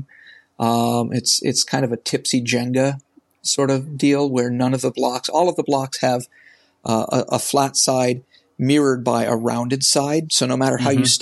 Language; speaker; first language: English; native; English